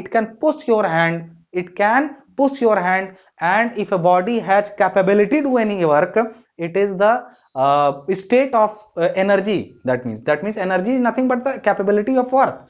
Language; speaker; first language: Hindi; native; Hindi